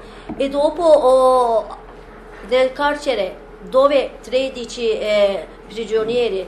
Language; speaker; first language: Italian; non-native, fluent; Turkish